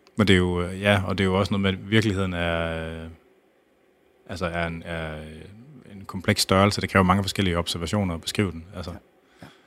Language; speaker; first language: Danish; native; Danish